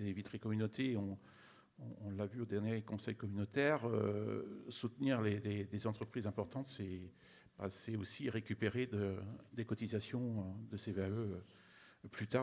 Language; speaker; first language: French; native; French